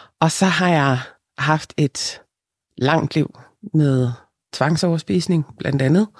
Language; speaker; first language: Danish; early bilingual, other home language; Lithuanian